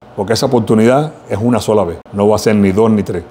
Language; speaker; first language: Spanish; native; Spanish